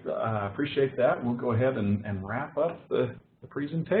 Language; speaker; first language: English; native; English